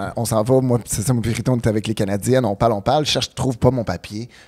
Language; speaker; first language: French; native; French